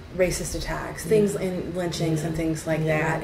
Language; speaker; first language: English; native; English